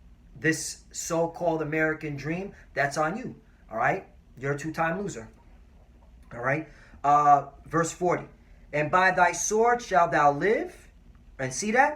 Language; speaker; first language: English; native; English